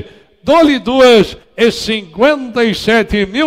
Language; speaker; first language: Portuguese; native; Portuguese